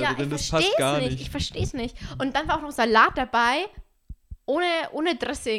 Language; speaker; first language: German; native; German